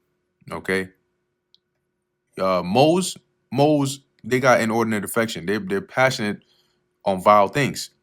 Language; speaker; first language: English; native; English